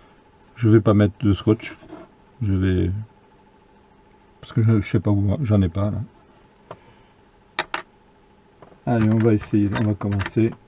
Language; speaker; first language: French; native; French